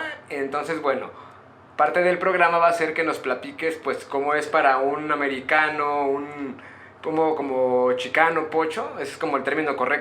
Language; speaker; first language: Spanish; native; Spanish